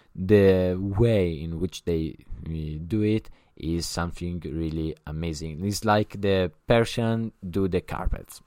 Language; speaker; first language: English; non-native, learner; Italian